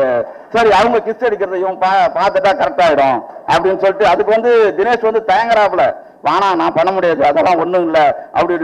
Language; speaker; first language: Tamil; native; Tamil